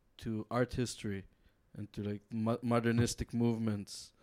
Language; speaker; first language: English; non-native, fluent; Hebrew